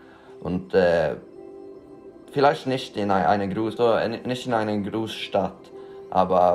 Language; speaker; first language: German; non-native, learner; Norwegian